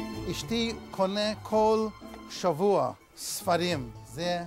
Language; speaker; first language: Hebrew; non-native, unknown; English